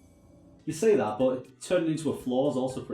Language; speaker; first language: English; native; English